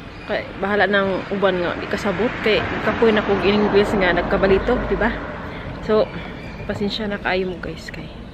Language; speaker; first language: Filipino; non-native, local second language; Cebuano